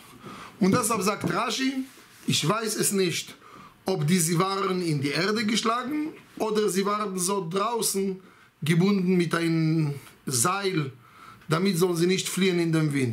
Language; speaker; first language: German; non-native, fluent; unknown